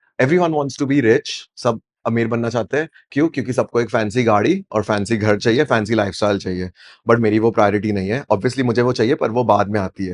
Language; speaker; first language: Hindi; native; Hindi